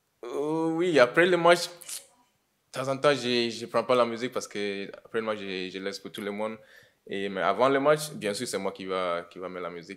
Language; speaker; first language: French; non-native, learner; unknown